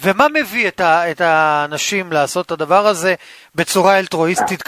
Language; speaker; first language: Hebrew; native; Hebrew